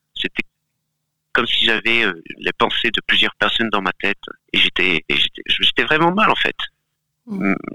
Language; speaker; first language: French; non-native, fluent; Galician